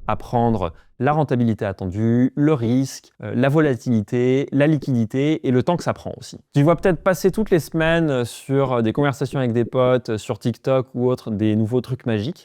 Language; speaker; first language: French; native; French